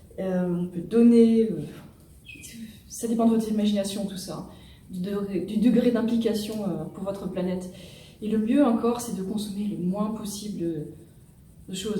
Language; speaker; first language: French; native; French